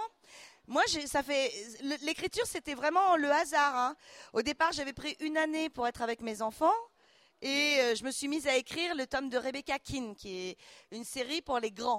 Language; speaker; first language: French; native; French